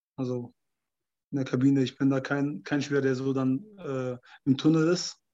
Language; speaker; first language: German; early bilingual, other home language; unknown